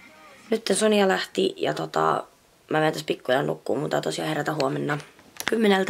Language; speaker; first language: Finnish; native; Finnish